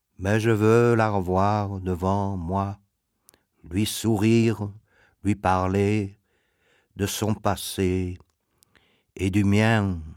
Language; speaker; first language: French; native; French